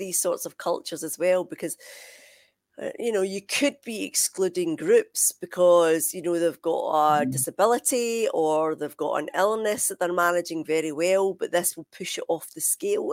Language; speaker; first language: English; native; English